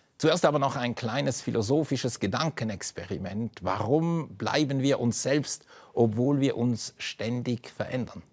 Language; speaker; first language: German; native; German